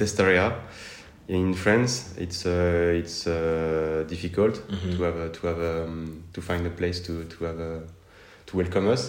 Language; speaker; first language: English; non-native, fluent; French